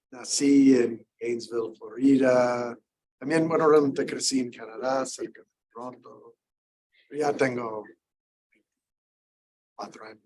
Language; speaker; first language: Spanish; non-native, fluent; English